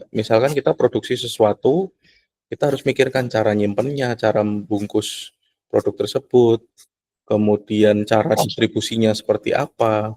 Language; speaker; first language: Indonesian; native; Indonesian